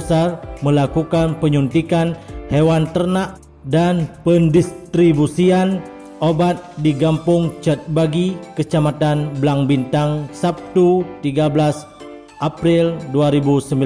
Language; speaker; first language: Indonesian; native; Indonesian